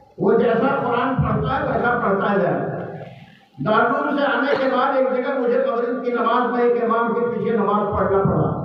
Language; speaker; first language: Urdu; native; Urdu